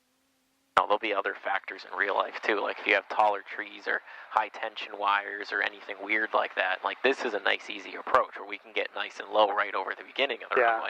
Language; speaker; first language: English; native; English